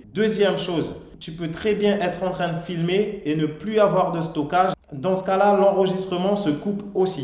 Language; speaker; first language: French; native; French